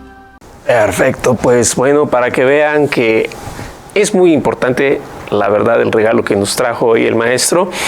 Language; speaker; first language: Spanish; native; Spanish